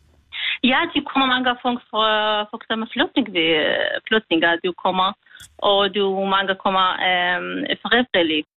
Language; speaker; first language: Danish; non-native, learner; Kurdish